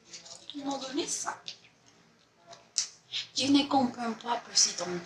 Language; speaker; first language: French; non-native, learner; Spanish